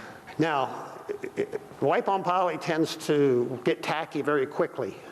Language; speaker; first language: English; native; English